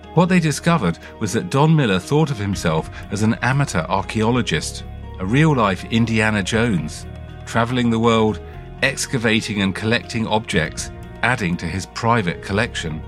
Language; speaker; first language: English; native; English